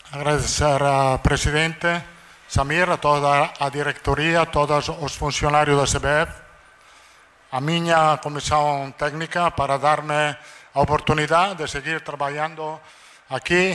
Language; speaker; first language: Portuguese; non-native, fluent; Italian